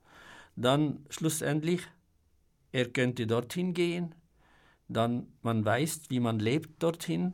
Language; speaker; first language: German; non-native, fluent; Arabic